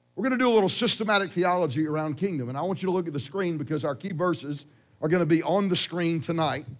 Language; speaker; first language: English; native; English